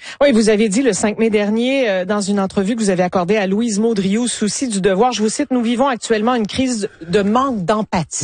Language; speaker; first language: French; native; French